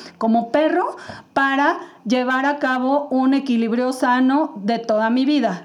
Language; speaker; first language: Spanish; native; Spanish